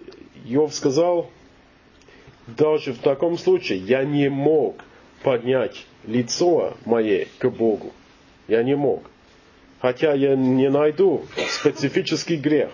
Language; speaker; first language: Russian; non-native, learner; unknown